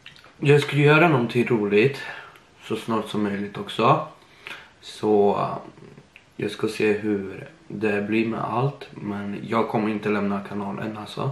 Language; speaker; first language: Swedish; early bilingual, other home language; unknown